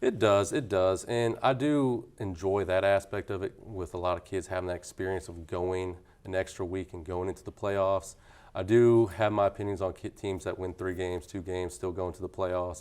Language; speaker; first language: English; native; English